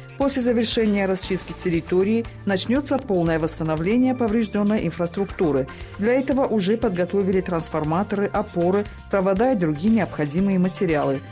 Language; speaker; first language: Russian; non-native, local second language; Tajik